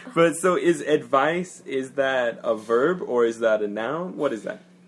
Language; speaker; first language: English; native; English